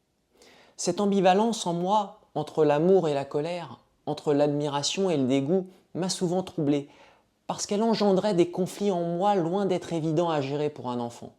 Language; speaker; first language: French; native; French